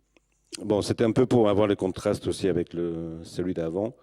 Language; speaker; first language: French; non-native, fluent; Catalan